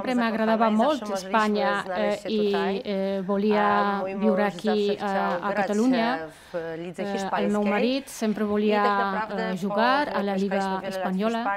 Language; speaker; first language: Catalan; non-native, learner; Polish